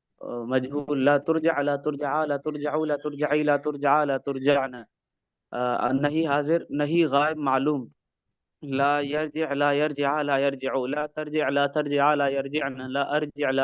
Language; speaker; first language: Arabic; non-native, learner; Urdu